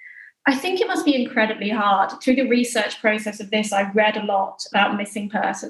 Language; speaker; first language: English; native; English